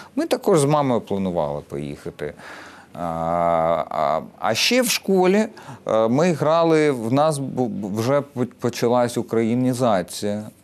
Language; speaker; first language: Ukrainian; non-native, local second language; Russian